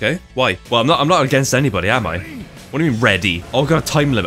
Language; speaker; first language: English; native; English